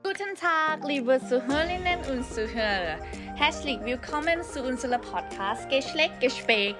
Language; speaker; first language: German; non-native, learner; Thai